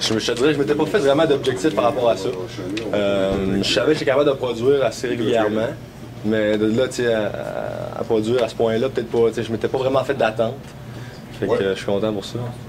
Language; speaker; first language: French; native; French